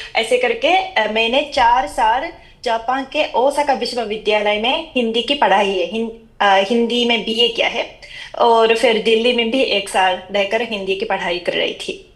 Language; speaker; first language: Hindi; non-native, fluent; Japanese